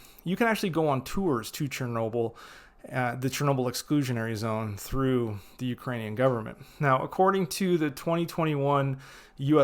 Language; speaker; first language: English; native; English